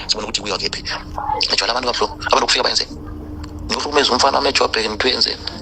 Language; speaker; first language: Zulu; non-native, fluent; Nyanja